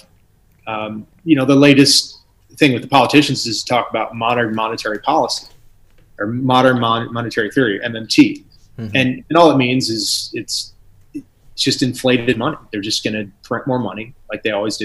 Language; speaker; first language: English; native; English